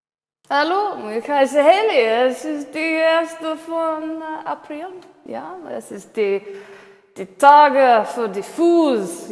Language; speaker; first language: German; non-native, learner; English